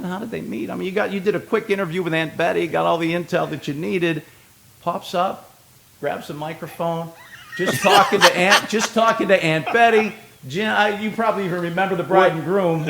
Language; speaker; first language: English; native; English